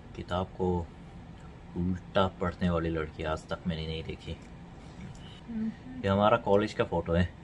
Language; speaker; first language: Hindi; non-native, fluent; Korean